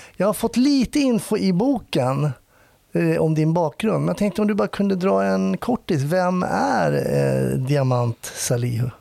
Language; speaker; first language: Swedish; native; Swedish